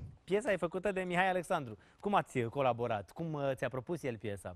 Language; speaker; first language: Romanian; native; Romanian